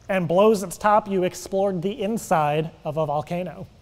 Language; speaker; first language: English; native; English